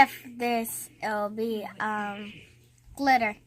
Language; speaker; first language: English; native; English